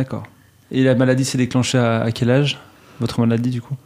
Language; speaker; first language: French; native; French